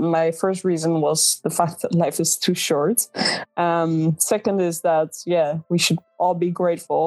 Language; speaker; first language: English; non-native, fluent; Dutch